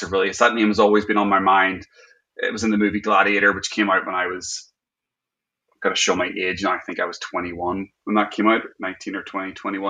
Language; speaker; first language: English; native; English